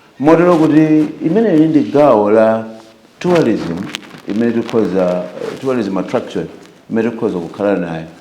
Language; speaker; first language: Nyanja; native; Nyanja